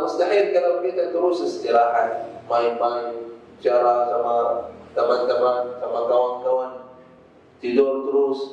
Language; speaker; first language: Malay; non-native, fluent; Arabic